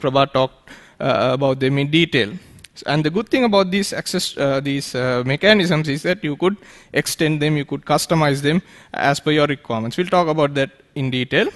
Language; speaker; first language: English; non-native, local second language; Sinhala